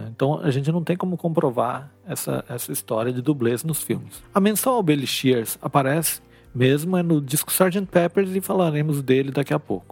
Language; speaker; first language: Portuguese; native; Portuguese